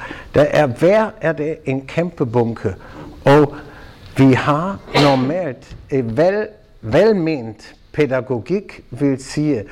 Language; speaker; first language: Danish; non-native, fluent; German